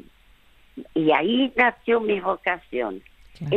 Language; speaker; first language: Spanish; early bilingual, other home language; French